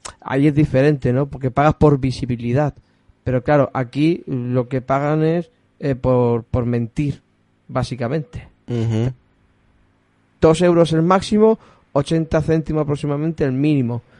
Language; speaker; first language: Spanish; native; Spanish